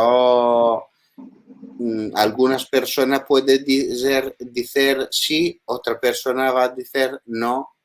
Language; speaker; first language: Spanish; non-native, learner; Italian